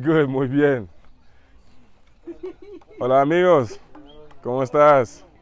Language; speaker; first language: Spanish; non-native, learner; English